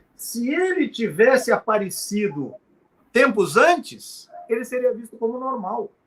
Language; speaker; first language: Portuguese; native; Portuguese